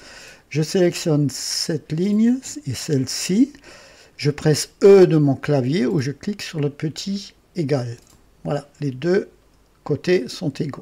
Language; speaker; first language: French; native; French